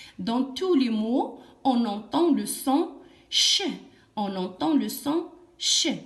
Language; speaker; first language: French; non-native, local second language; Arabic